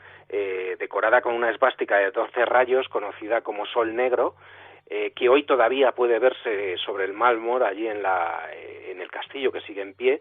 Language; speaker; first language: Spanish; native; Spanish